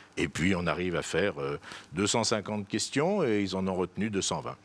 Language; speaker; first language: French; native; French